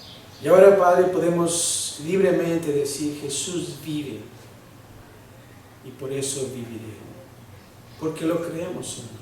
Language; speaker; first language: Spanish; early bilingual, heritage; Spanish